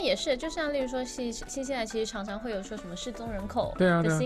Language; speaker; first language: Chinese; native; Chinese